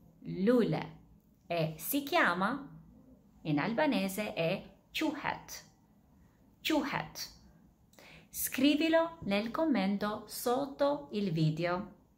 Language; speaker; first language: Italian; non-native, fluent; Albanian